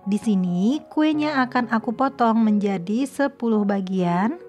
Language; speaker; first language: Indonesian; native; Indonesian